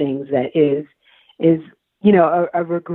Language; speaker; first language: English; native; English